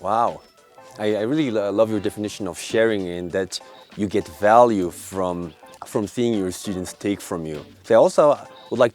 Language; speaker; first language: English; non-native, local second language; Mongolian